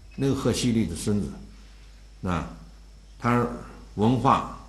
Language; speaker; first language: Chinese; native; Chinese